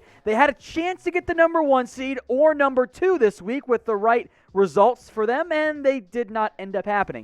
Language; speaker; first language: English; native; English